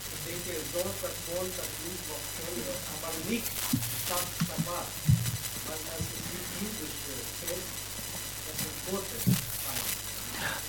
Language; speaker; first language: German; non-native, learner; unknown